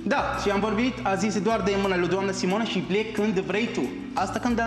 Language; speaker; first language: Romanian; non-native, learner; Arabic